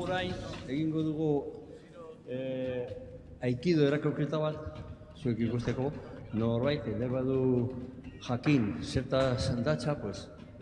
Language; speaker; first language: Basque; non-native, local second language; Spanish